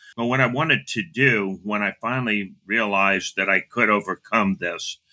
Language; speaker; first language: English; native; English